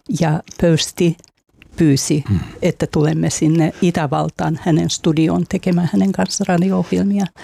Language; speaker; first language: Finnish; non-native, fluent; Russian